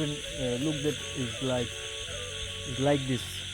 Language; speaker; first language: English; non-native, local second language; Bangla